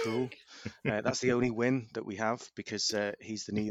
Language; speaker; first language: English; native; English